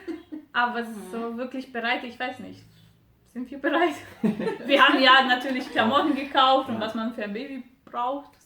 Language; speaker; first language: German; non-native, fluent; Romanian